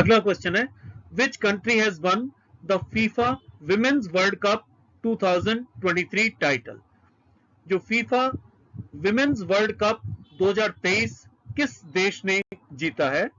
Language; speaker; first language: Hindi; native; Hindi